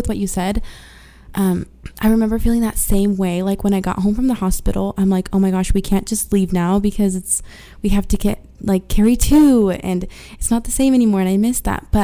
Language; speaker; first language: English; early bilingual, other home language; Spanish